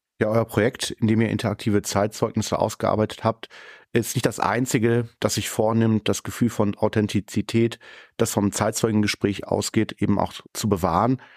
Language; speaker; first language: German; native; German